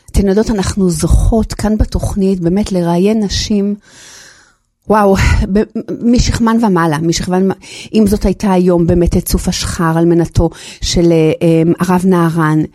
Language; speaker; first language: Hebrew; native; Hebrew